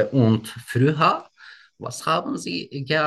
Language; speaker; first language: German; non-native, learner; Turkish